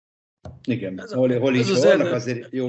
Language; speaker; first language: Hungarian; native; Hungarian